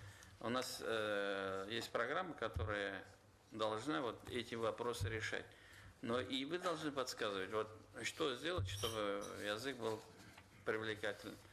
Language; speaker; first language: Russian; non-native, local second language; Tatar